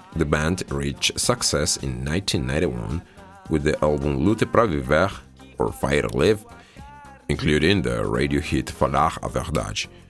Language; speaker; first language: English; non-native, fluent; Spanish